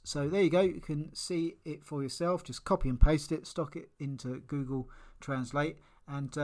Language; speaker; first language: English; native; English